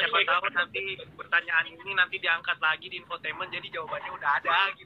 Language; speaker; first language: Indonesian; native; Indonesian